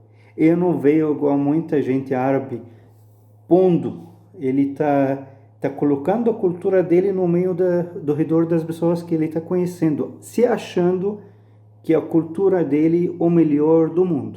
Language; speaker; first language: Portuguese; non-native, fluent; Arabic